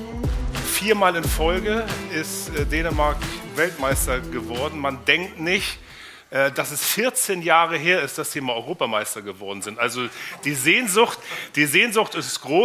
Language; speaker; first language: German; native; German